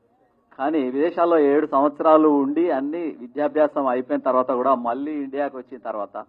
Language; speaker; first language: Telugu; native; Telugu